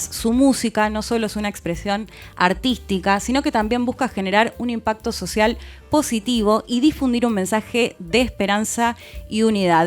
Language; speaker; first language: Spanish; native; Spanish